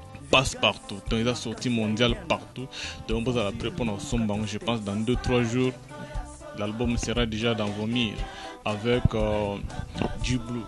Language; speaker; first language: French; non-native, local second language; Lingala